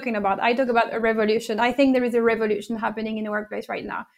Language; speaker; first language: English; non-native, fluent; French